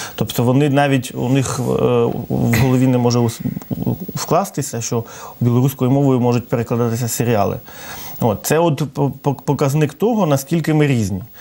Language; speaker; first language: Ukrainian; native; Ukrainian